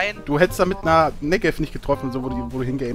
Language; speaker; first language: German; native; German